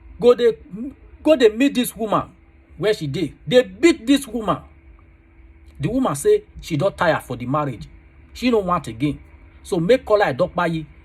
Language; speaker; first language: Nigerian Pidgin; native; Nigerian Pidgin